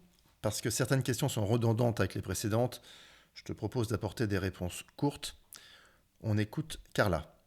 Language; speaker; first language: French; native; French